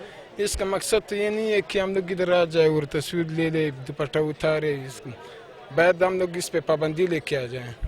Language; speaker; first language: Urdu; non-native, local second language; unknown